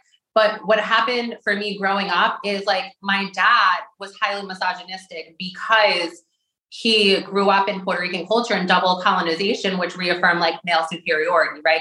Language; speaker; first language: English; native; English